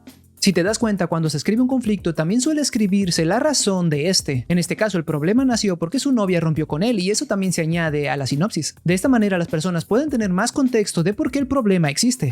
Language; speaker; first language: Spanish; native; Spanish